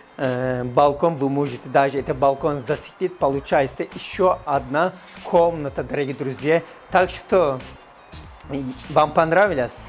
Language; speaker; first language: Russian; non-native, fluent; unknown